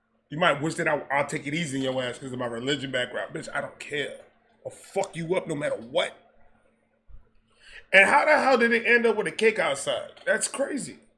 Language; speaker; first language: English; early bilingual, other home language; Spanish